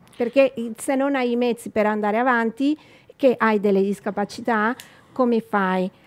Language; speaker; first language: Italian; non-native, fluent; Spanish